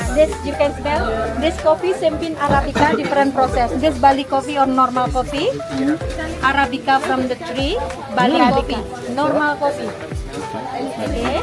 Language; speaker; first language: English; non-native, learner; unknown